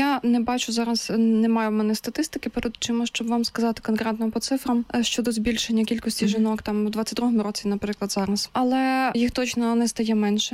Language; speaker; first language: Ukrainian; native; Ukrainian